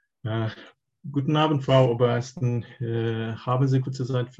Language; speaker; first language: German; non-native, learner; Turkish